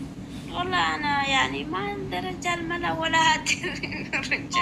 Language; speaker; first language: Arabic; non-native, learner; Oromo